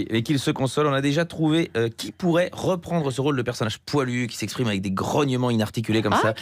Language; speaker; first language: French; native; French